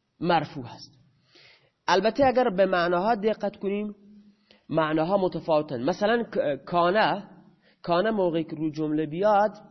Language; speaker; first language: Persian; non-native, local second language; Baluchi